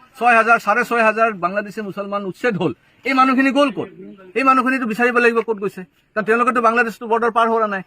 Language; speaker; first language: Assamese; non-native, local second language; Bangla